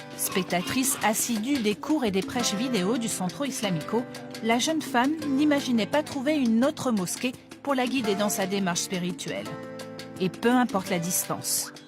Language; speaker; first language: French; native; French